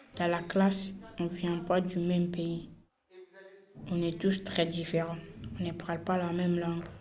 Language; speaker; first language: French; non-native, learner; Bambara